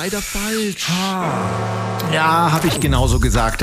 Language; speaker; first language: German; native; German